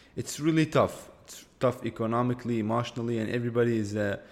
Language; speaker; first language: English; non-native, fluent; Kurdish